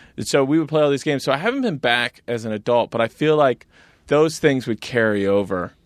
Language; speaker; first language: English; native; English